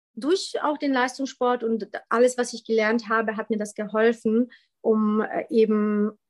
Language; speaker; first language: German; early bilingual, other home language; Polish